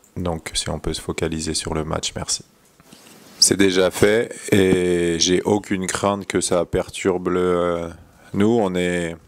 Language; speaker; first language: French; native; French